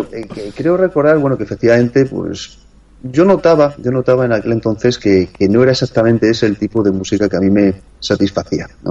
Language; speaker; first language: Spanish; native; Spanish